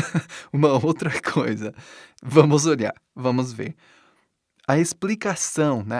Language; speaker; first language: Portuguese; non-native, fluent; English